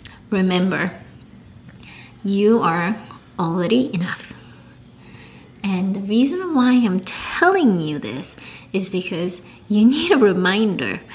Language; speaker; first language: English; non-native, fluent; Japanese